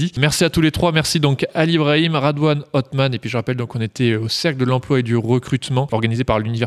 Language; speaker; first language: French; native; French